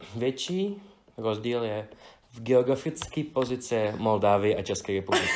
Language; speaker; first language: Czech; non-native, fluent; Russian